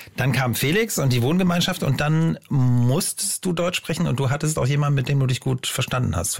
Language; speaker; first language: German; native; German